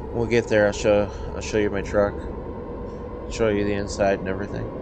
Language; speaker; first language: English; native; English